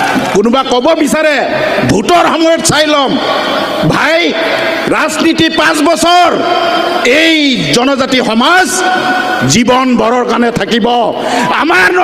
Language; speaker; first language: Assamese; non-native, local second language; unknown